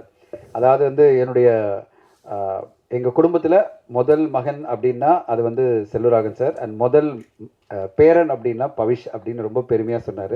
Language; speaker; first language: Tamil; native; Tamil